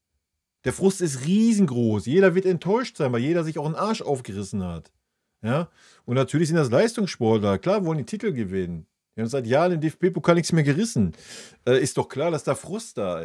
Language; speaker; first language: German; native; German